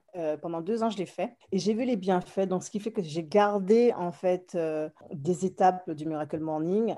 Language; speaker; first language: French; native; French